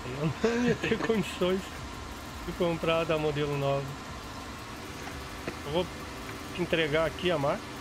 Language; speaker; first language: Portuguese; native; Portuguese